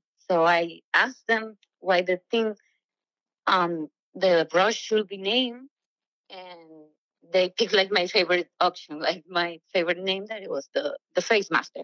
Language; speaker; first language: English; non-native, fluent; Spanish